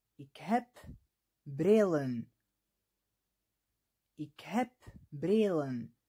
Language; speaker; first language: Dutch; non-native, fluent; Arabic